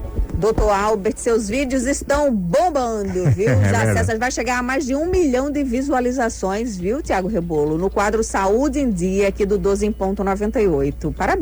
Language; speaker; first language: Portuguese; native; Portuguese